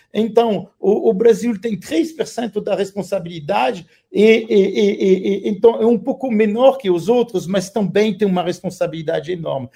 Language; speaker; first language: Portuguese; non-native, fluent; French